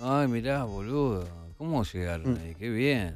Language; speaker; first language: Spanish; native; Spanish